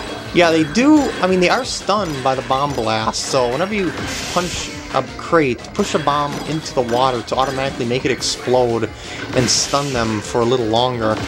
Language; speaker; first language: English; native; English